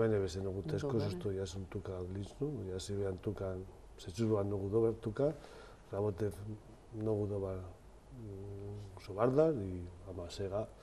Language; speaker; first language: Macedonian; non-native, learner; Spanish